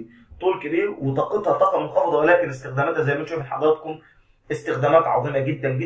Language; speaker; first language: Arabic; native; Arabic